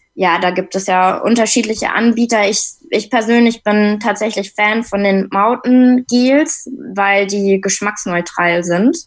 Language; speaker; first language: German; native; German